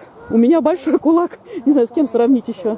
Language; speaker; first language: Russian; native; Russian